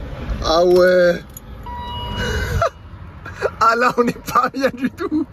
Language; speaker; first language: French; native; French